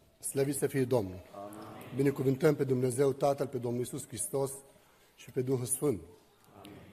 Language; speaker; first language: Romanian; non-native, fluent; Arabic